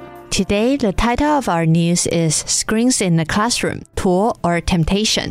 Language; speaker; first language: English; non-native, fluent; Chinese